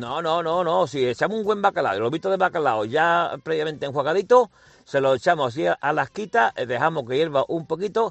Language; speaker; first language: Spanish; native; Spanish